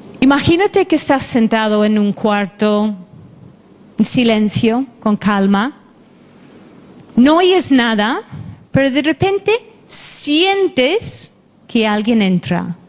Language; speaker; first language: Spanish; non-native, fluent; English